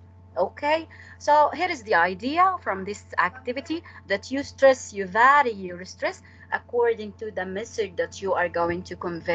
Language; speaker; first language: English; non-native, fluent; Arabic